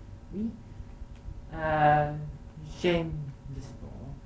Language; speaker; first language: French; non-native, learner; English